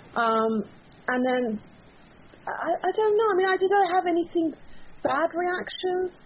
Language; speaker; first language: English; early bilingual, other home language; Persian